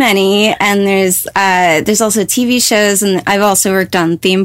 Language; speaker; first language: English; native; English